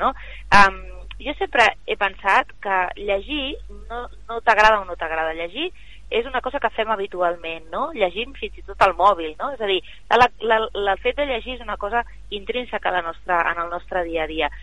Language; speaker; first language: Catalan; native; Catalan